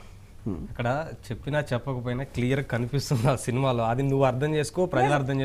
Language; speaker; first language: Telugu; native; Telugu